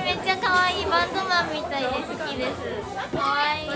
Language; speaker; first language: Japanese; native; Japanese